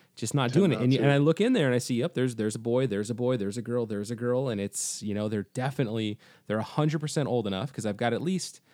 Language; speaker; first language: English; native; English